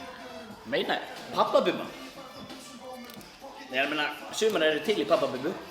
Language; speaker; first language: Icelandic; non-native, fluent; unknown